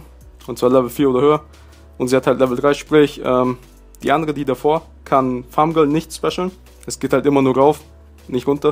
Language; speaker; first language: German; native; German